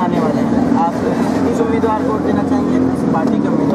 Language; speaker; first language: Hindi; native; Hindi